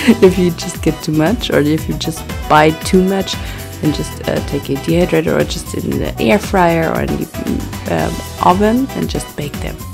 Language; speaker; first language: English; non-native, fluent; German